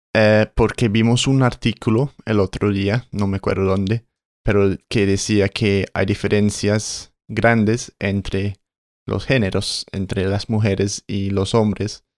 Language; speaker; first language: Spanish; non-native, fluent; English